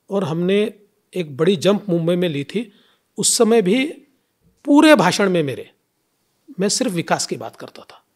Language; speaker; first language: Hindi; non-native, local second language; Marathi